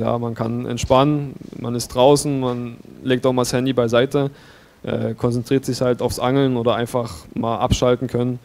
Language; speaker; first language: German; native; German